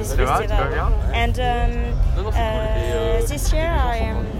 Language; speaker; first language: English; non-native, learner; French